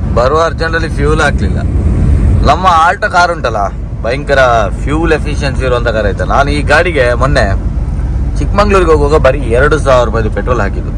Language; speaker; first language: Kannada; non-native, local second language; Tulu